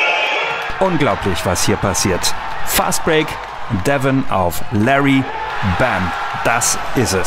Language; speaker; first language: German; native; German